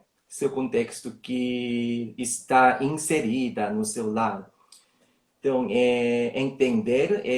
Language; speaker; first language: Portuguese; non-native, learner; Korean